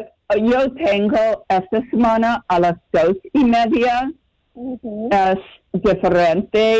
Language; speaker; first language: Spanish; non-native, fluent; English